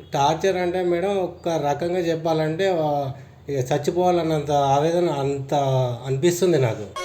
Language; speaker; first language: Telugu; native; Telugu